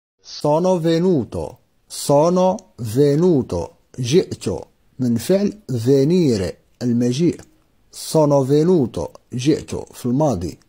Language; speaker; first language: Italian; non-native, fluent; Arabic